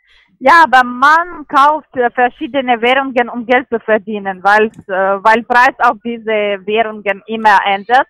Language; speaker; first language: German; non-native, learner; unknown